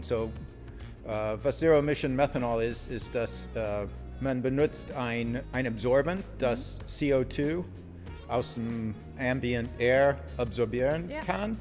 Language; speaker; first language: German; non-native, fluent; English